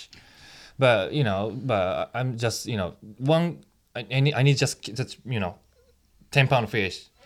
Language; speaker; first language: English; non-native, learner; Japanese